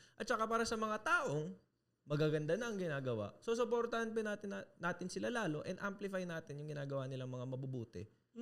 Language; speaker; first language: Filipino; native; Filipino